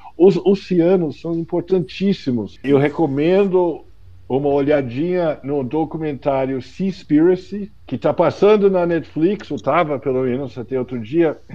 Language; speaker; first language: Portuguese; non-native, fluent; English